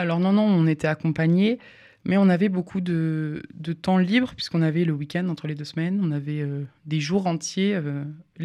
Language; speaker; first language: French; native; French